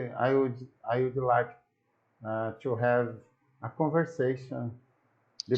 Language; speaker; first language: English; non-native, learner; Portuguese